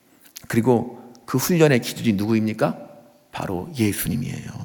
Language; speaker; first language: Korean; native; Korean